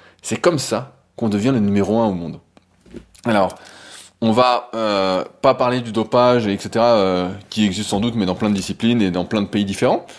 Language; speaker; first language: French; native; French